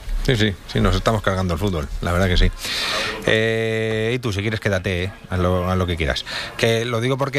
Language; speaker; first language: Spanish; native; Spanish